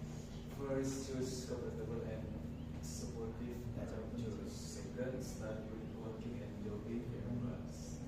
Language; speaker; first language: English; non-native, learner; Indonesian